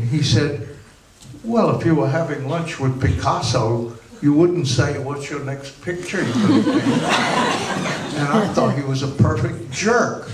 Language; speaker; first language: English; native; English